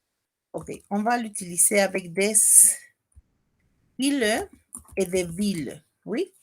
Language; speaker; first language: French; non-native, fluent; Spanish